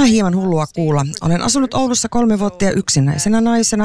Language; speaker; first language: Finnish; non-native, fluent; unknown